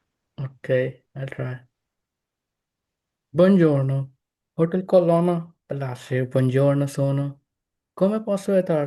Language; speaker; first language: Italian; non-native, learner; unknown